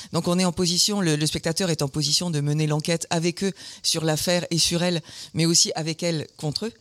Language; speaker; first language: French; early bilingual, other home language; German